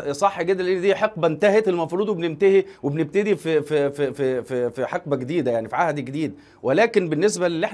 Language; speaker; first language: Arabic; native; Arabic